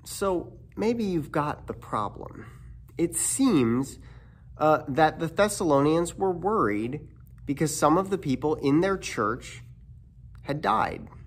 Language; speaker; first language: English; native; English